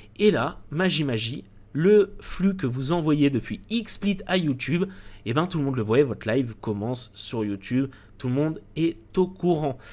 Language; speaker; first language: French; native; French